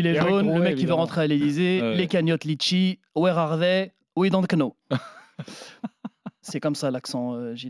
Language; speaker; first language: French; native; French